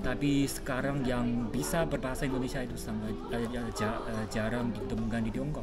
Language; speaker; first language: Indonesian; non-native, learner; Chinese